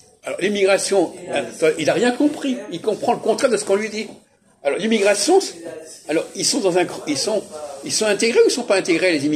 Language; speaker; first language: French; native; French